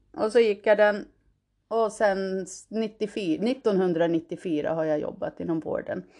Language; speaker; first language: Swedish; early bilingual, heritage; Swedish